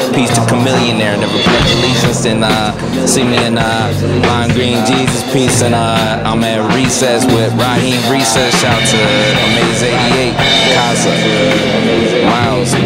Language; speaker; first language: English; native; English